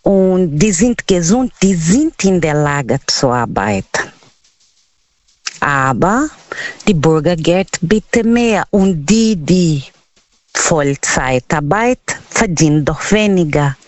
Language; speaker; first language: German; non-native, fluent; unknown